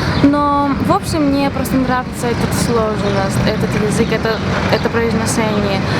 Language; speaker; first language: Russian; non-native, fluent; Greek